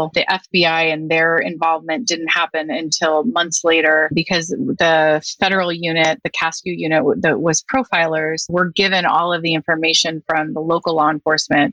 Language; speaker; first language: English; native; English